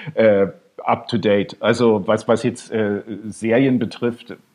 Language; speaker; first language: German; native; German